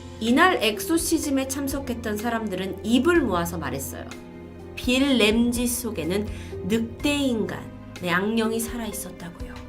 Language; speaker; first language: Korean; native; Korean